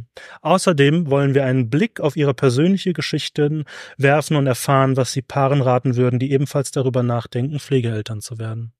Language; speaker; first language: German; native; German